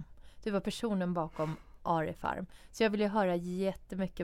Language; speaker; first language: Swedish; early bilingual, other home language; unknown